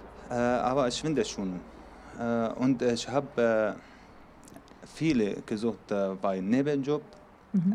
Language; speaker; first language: German; non-native, learner; Arabic